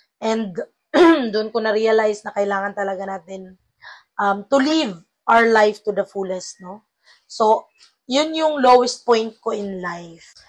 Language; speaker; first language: Filipino; non-native, local second language; Cebuano